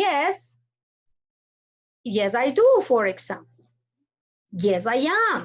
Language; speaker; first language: English; non-native, fluent; Spanish